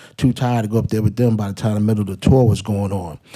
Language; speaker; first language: English; native; English